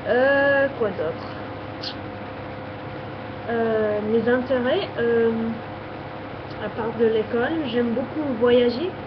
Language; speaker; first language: French; non-native, fluent; English